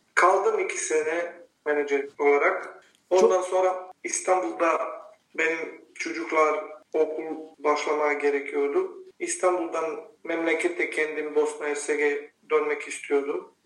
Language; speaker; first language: Turkish; non-native, learner; Bosnian